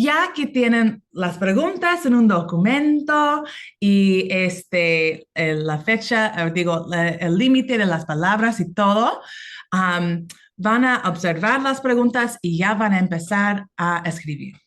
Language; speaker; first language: Spanish; non-native, fluent; English